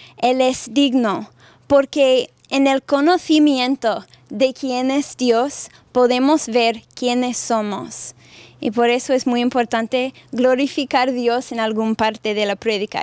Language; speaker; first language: Spanish; non-native, fluent; English